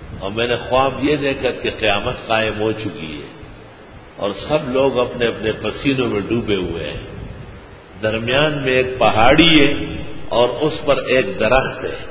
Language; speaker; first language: Urdu; non-native, local second language; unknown